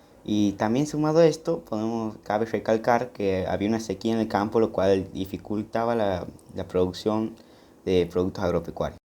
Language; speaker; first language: Spanish; native; Spanish